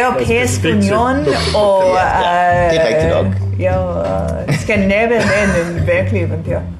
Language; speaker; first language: Danish; non-native, learner; English